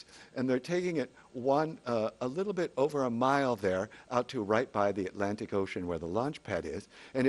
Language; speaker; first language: English; native; English